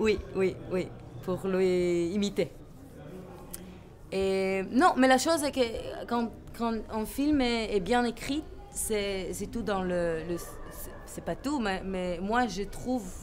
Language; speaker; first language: French; non-native, fluent; Hebrew